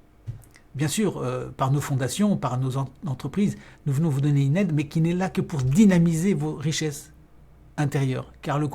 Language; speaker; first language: French; native; French